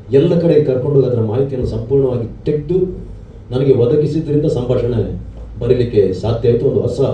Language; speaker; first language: Kannada; non-native, local second language; Tulu